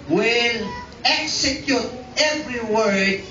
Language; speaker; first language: English; non-native, local second language; Filipino